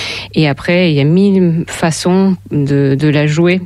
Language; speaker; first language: French; non-native, fluent; Russian